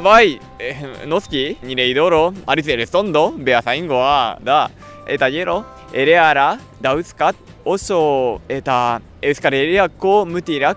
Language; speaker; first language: Basque; non-native, learner; Japanese